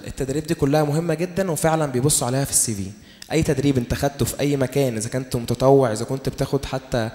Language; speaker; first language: Arabic; native; Arabic